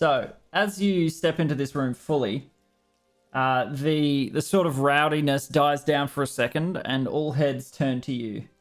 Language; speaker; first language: English; native; English